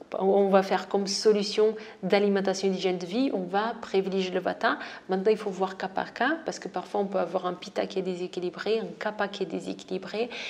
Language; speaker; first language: French; non-native, fluent; Portuguese